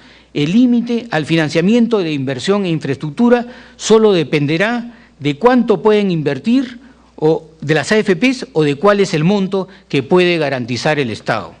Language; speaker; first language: Spanish; native; Spanish